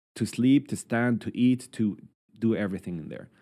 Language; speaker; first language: English; non-native, fluent; Arabic